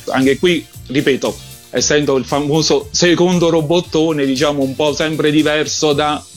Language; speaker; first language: Italian; native; Italian